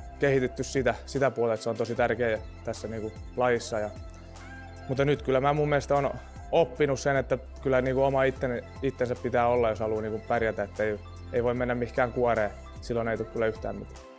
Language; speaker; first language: Finnish; early bilingual, other home language; Russian